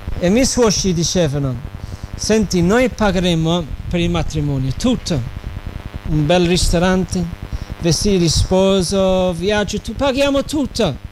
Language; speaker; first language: Italian; non-native, fluent; English